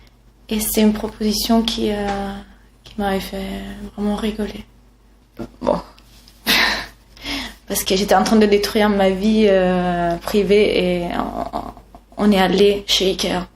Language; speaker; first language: French; non-native, fluent; Italian